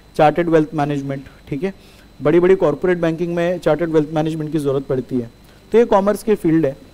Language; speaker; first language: Hindi; non-native, local second language; Marathi